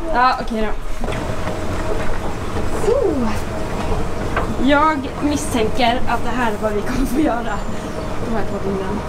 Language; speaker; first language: Swedish; native; Swedish